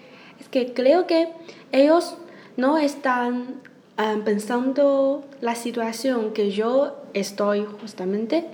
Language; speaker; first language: Spanish; non-native, learner; Chinese